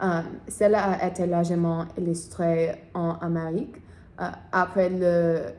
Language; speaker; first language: French; non-native, learner; English